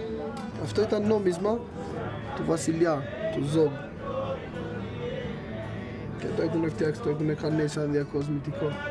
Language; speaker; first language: Greek; non-native, fluent; Albanian